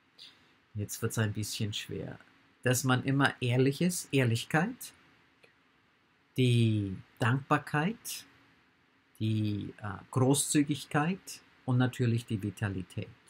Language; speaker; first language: German; non-native, fluent; English